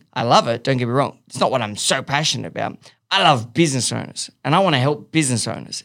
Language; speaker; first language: English; native; English